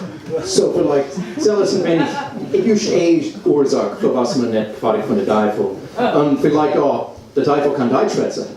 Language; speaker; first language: German; non-native, learner; English